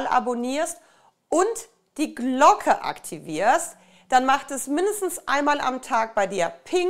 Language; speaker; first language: German; native; German